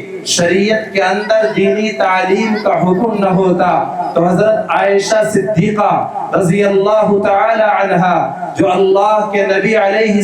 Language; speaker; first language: Urdu; native; Urdu